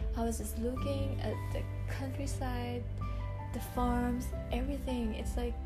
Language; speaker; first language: English; non-native, local second language; Bikol